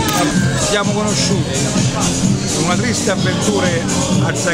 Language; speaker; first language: Italian; native; Italian